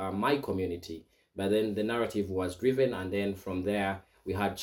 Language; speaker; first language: English; non-native, local second language; Ganda